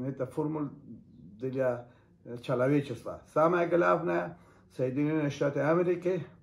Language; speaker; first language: Russian; non-native, learner; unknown